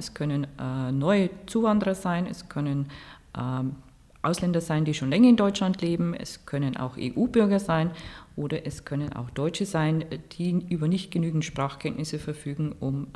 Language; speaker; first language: German; native; German